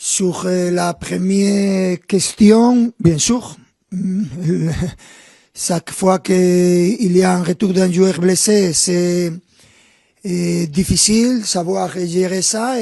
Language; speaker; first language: French; non-native, fluent; Spanish